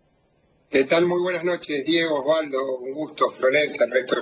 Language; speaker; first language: Spanish; native; Spanish